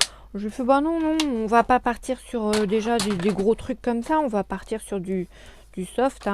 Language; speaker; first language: French; native; French